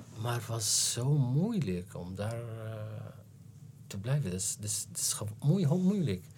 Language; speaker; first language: Dutch; non-native, learner; Arabic